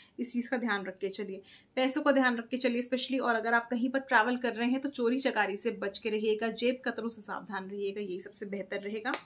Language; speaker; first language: Hindi; native; Hindi